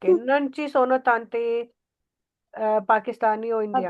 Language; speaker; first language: Italian; non-native, learner; Urdu